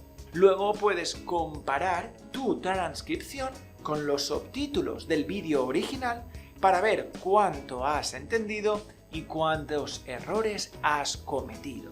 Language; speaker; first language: Spanish; native; Spanish